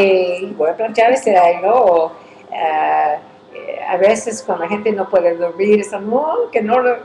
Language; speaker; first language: Spanish; early bilingual, heritage; English